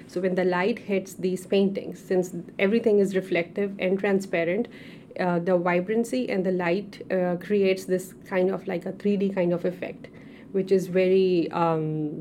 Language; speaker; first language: English; non-native, local second language; Urdu